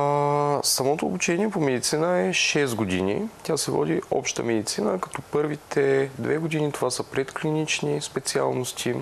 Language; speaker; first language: Bulgarian; native; Bulgarian